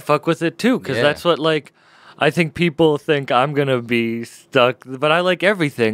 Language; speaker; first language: English; native; English